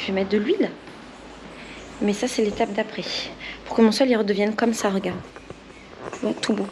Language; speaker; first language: French; native; French